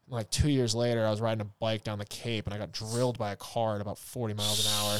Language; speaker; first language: English; native; English